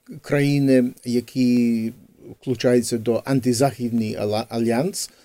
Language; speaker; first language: Ukrainian; early bilingual, heritage; English